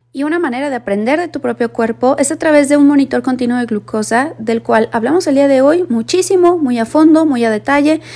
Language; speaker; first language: Spanish; native; Spanish